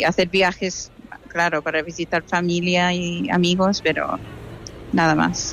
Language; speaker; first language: Spanish; non-native, fluent; English